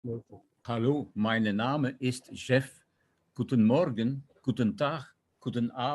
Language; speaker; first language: German; non-native, learner; English